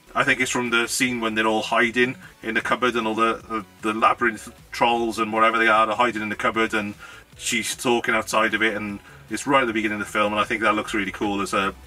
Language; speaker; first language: English; native; English